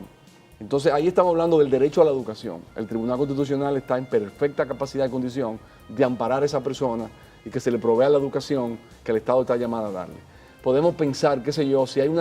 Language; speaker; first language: Spanish; native; Spanish